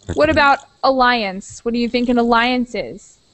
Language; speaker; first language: English; native; English